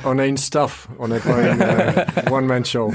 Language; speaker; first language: French; non-native, fluent; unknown